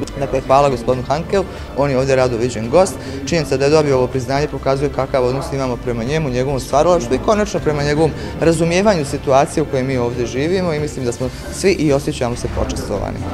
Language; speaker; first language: Serbian; native; Serbian